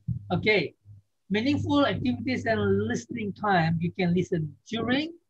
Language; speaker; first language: English; non-native, fluent; Indonesian